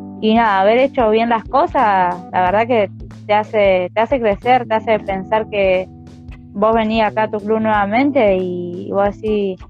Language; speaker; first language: Spanish; native; Spanish